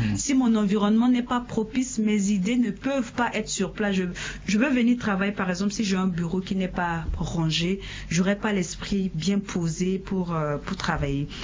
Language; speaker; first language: French; non-native, local second language; Sango